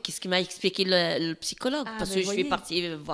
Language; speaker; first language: French; non-native, learner; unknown